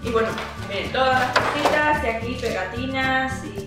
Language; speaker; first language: Spanish; native; Spanish